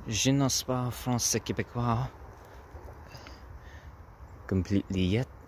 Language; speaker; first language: French; non-native, learner; English